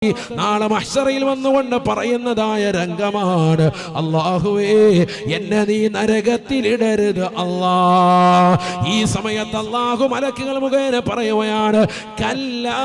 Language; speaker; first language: Malayalam; native; Malayalam